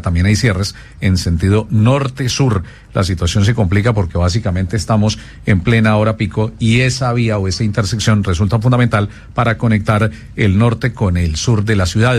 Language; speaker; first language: Spanish; native; Spanish